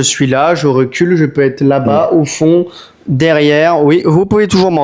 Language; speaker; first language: French; native; French